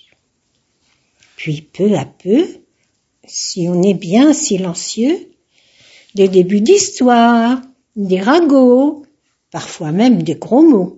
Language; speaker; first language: French; native; French